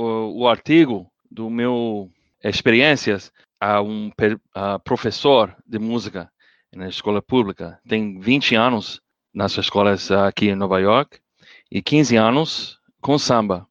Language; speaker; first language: Portuguese; non-native, learner; English